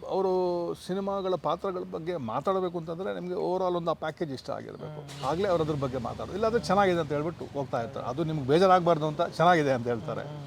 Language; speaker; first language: Kannada; non-native, local second language; Tulu